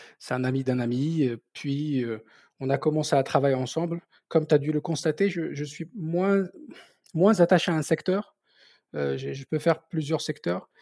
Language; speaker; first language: French; non-native, local second language; Berber languages